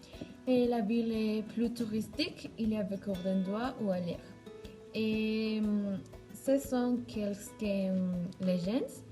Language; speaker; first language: French; non-native, learner; Spanish